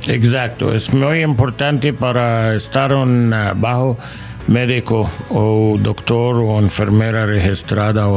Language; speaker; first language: Spanish; non-native, learner; English